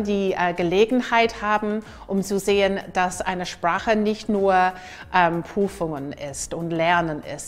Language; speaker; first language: German; non-native, fluent; English